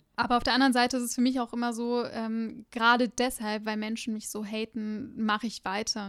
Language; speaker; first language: German; early bilingual, other home language; Urdu